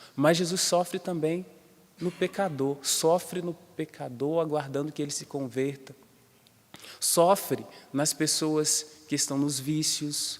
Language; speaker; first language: Portuguese; native; Portuguese